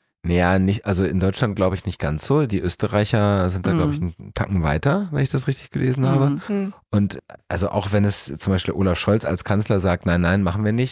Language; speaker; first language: German; native; German